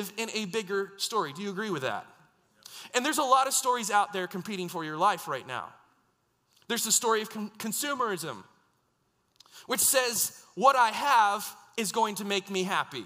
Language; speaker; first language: English; native; English